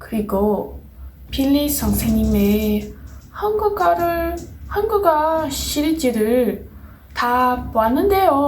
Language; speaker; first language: Korean; non-native, learner; Portuguese